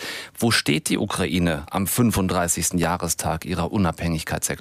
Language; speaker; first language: German; native; German